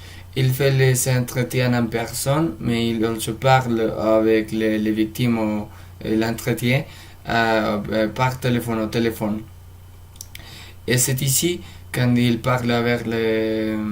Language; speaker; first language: French; non-native, fluent; Spanish